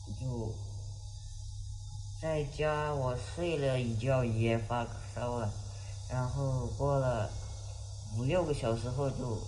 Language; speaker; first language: Chinese; non-native, local second language; Uyghur